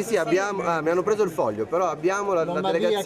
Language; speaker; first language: Italian; native; Italian